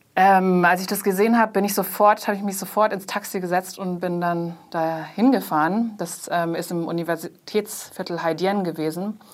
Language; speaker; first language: German; non-native, fluent; Chinese